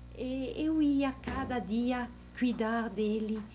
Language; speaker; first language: Portuguese; non-native, fluent; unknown